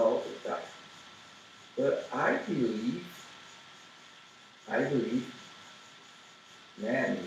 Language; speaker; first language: English; non-native, learner; Portuguese